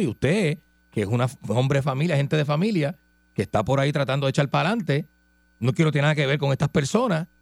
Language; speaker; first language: Spanish; native; Spanish